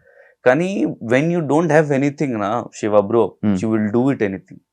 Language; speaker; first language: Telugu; non-native, learner; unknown